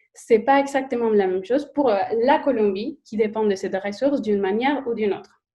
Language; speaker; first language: French; non-native, fluent; Spanish